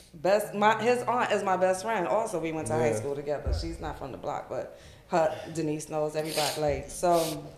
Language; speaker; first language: English; native; English